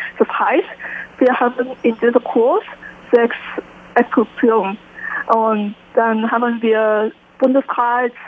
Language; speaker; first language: German; non-native, learner; Chinese